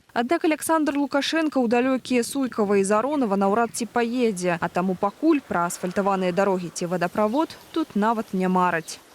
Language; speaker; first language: Belarusian; non-native, local second language; Russian